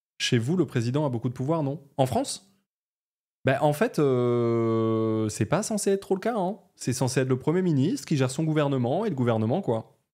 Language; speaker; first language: French; native; French